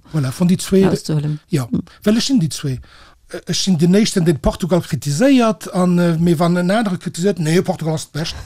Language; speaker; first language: Luxembourgish; early bilingual, other home language; Portuguese